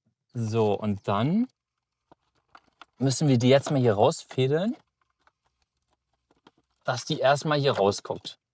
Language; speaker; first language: German; native; German